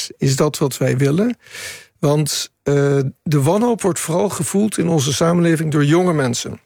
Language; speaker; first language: Dutch; native; Dutch